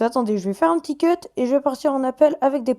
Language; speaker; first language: French; native; French